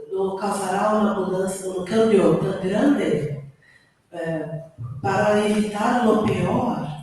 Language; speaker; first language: Spanish; non-native, fluent; Portuguese